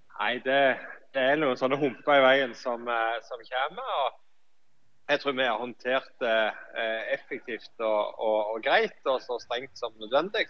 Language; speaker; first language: Norwegian; native; Norwegian